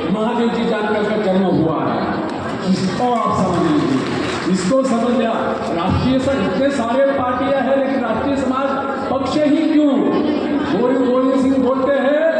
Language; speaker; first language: Hindi; non-native, local second language; Kannada